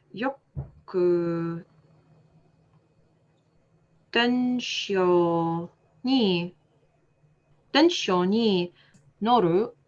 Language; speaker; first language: Japanese; non-native, learner; English